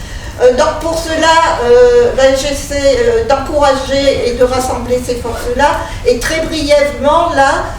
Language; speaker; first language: French; native; French